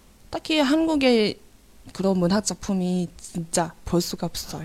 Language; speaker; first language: Korean; non-native, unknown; Chinese